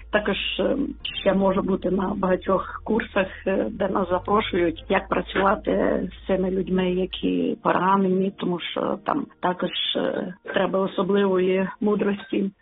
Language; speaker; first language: Ukrainian; non-native, local second language; Russian